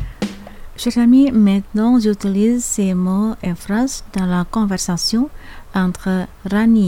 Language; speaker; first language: French; non-native, fluent; Indonesian